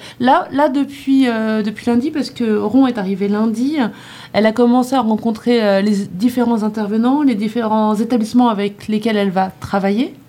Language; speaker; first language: French; native; French